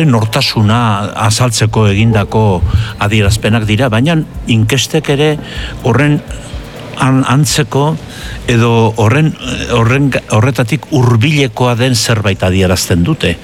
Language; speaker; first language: Basque; native; Basque